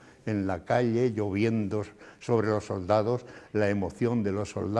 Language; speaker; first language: Spanish; native; Spanish